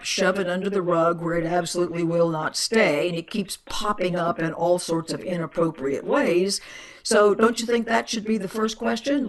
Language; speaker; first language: English; native; English